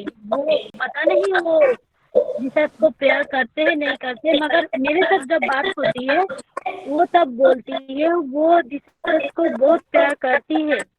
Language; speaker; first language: Hindi; non-native, local second language; Bangla